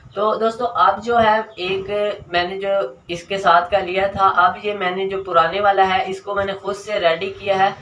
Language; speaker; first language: Urdu; native; Urdu